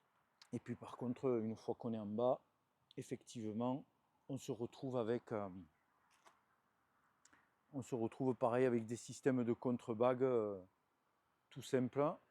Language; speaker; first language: French; native; French